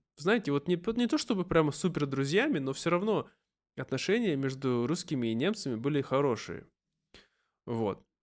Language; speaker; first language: Russian; native; Russian